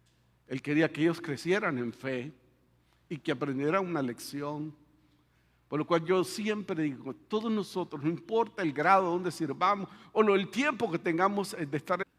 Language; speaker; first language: Spanish; native; Spanish